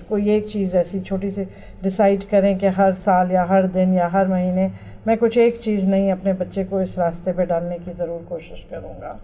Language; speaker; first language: Urdu; native; Urdu